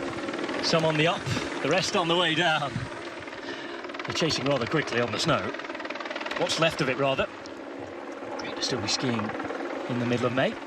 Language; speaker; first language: English; native; English